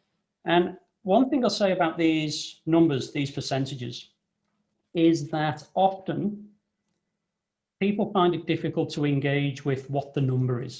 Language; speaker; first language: English; native; English